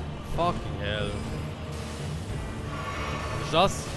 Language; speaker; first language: German; native; German